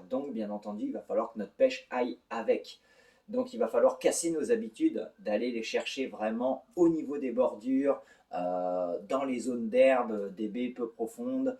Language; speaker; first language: French; native; French